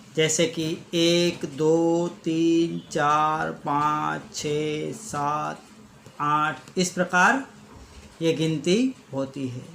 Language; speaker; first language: Hindi; non-native, local second language; Gujarati